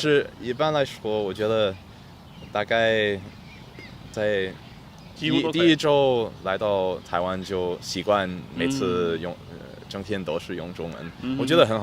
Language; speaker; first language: Chinese; non-native, fluent; English